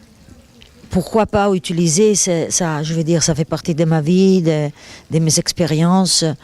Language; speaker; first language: French; non-native, fluent; Italian